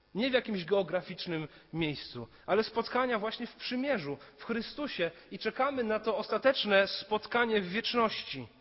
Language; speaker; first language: Polish; native; Polish